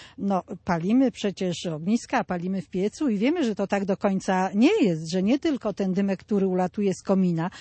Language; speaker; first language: Polish; native; Polish